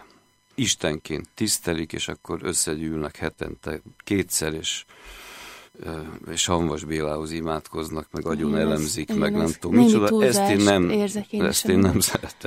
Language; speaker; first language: Hungarian; native; Hungarian